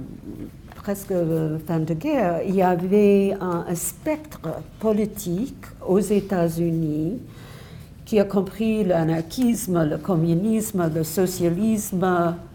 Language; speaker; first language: French; non-native, fluent; English